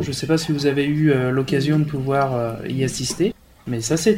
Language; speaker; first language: French; native; French